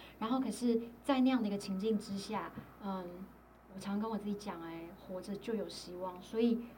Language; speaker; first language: Chinese; native; Chinese